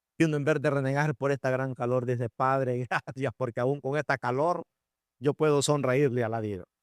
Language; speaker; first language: Spanish; native; Spanish